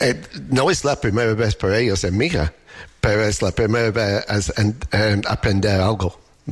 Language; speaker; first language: Spanish; non-native, fluent; English